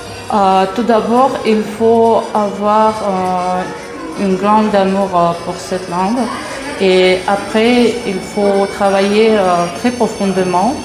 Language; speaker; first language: French; non-native, fluent; Russian